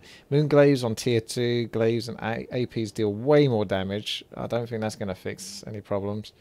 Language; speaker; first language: English; native; English